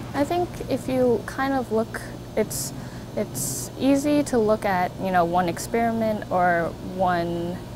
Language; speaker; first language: English; native; English